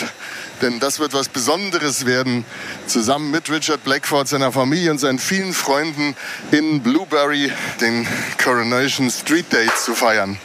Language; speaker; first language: German; native; German